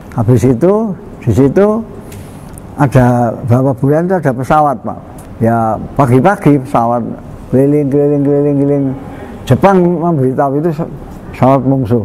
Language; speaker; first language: Indonesian; non-native, local second language; Javanese